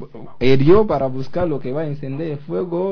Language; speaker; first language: Spanish; non-native, learner; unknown